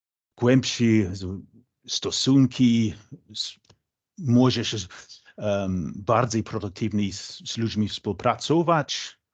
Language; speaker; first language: Polish; non-native, fluent; English